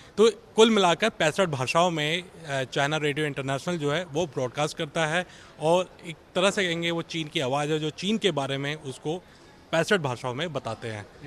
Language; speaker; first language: Hindi; native; Hindi